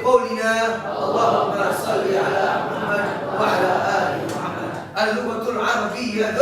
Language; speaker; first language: Arabic; non-native, learner; Indonesian